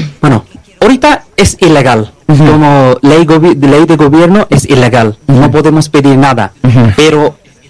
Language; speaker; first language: Spanish; non-native, learner; Bangla